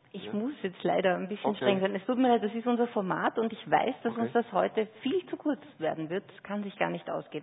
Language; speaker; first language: German; native; German